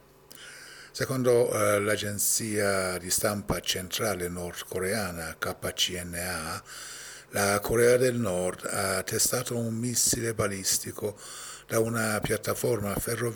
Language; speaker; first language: Italian; non-native, fluent; Persian